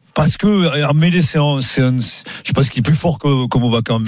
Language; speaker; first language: French; native; French